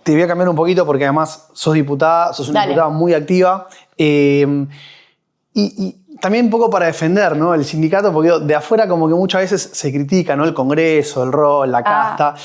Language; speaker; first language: Spanish; native; Spanish